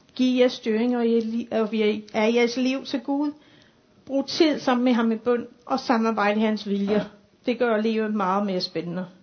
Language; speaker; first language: Danish; non-native, fluent; English